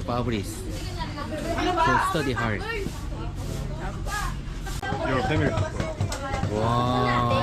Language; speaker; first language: English; non-native, learner; Korean